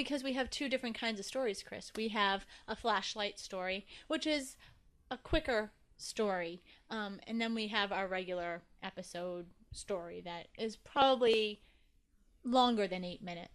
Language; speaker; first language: English; native; English